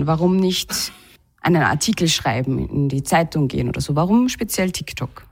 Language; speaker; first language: German; native; German